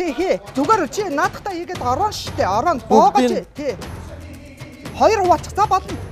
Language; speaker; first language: Mongolian; native; Mongolian